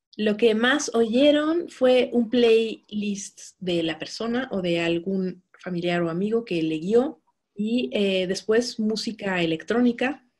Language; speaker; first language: Spanish; native; Spanish